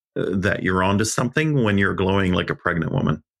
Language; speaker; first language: English; early bilingual, other home language; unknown